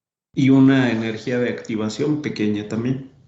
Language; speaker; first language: Spanish; native; Spanish